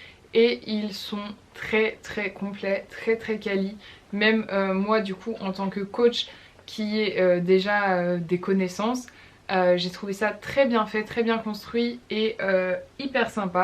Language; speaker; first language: French; native; French